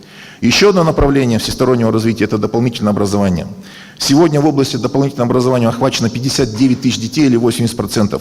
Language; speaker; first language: Russian; native; Russian